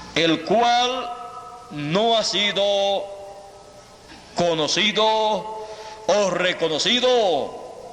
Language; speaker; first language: Spanish; native; Spanish